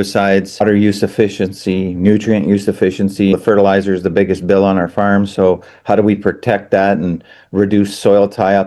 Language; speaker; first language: English; native; English